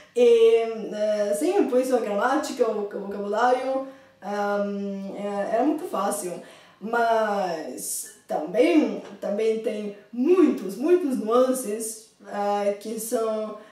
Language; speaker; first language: Portuguese; non-native, fluent; Bulgarian